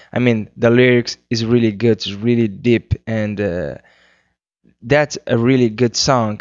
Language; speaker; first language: English; non-native, fluent; Kabuverdianu